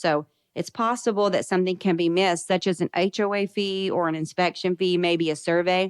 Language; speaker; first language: English; native; English